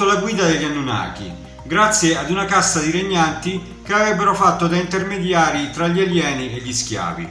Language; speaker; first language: Italian; native; Italian